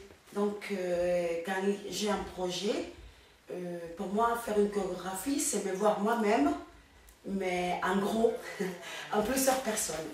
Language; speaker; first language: French; non-native, fluent; Spanish